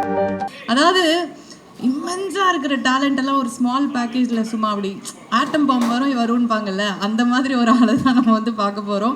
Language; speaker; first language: Tamil; native; Tamil